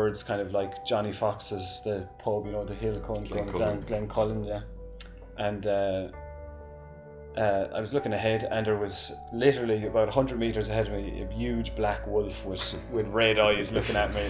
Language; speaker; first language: English; native; English